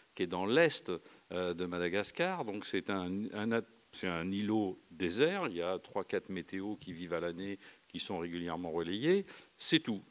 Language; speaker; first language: French; native; French